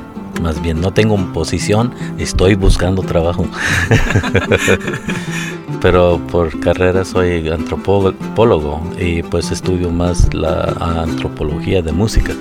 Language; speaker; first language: Spanish; early bilingual, heritage; Spanish